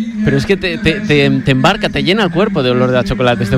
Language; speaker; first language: Spanish; native; Spanish